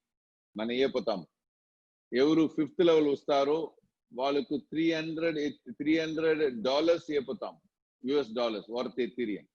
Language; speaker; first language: Telugu; non-native, local second language; Tamil